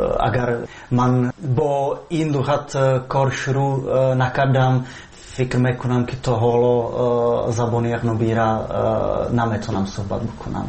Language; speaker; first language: Persian; non-native, fluent; Czech